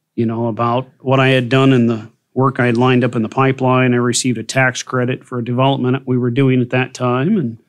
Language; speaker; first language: English; native; English